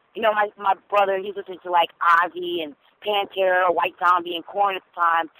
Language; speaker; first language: English; non-native, fluent; German